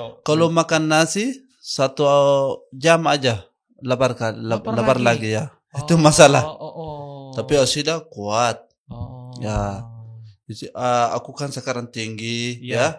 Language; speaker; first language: Indonesian; non-native, learner; Arabic